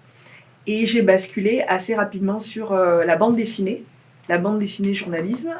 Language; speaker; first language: French; native; French